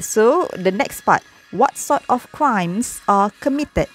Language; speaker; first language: English; non-native, local second language; Malay